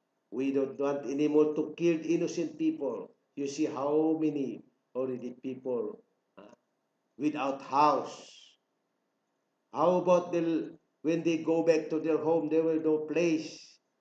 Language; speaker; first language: English; non-native, local second language; Tausug